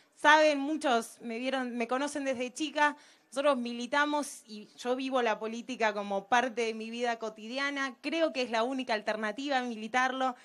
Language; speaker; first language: Spanish; native; Spanish